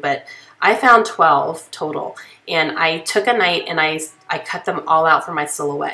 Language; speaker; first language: English; native; English